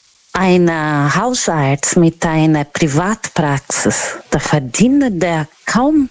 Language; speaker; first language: German; non-native, learner; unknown